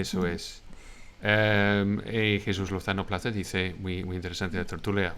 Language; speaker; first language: Spanish; non-native, fluent; English